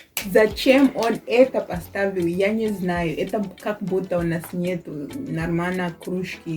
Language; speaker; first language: Russian; non-native, fluent; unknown